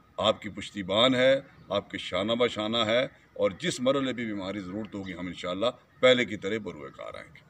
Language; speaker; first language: Urdu; non-native, local second language; Pahari-Potwari